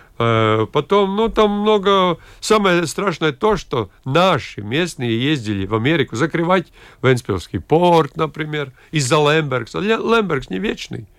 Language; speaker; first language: Russian; non-native, local second language; Latvian